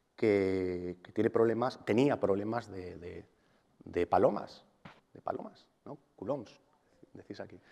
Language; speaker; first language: Spanish; non-native, local second language; Catalan